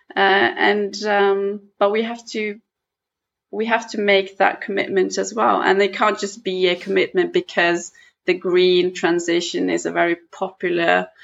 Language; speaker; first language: English; non-native, fluent; Norwegian